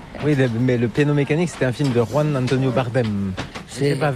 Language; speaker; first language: French; native; French